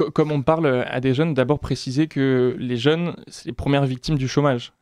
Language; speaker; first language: French; native; French